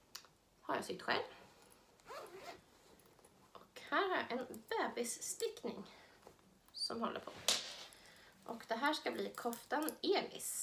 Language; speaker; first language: Swedish; native; Swedish